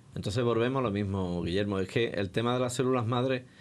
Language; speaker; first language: Spanish; native; Spanish